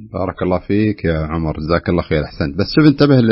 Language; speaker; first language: Arabic; native; Arabic